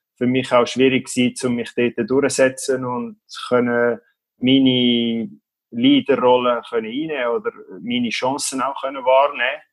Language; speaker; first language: German; native; German